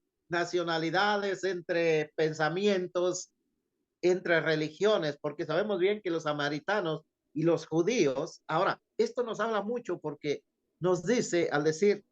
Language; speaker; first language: Spanish; native; Spanish